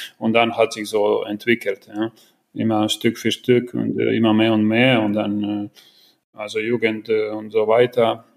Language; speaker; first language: German; non-native, fluent; Croatian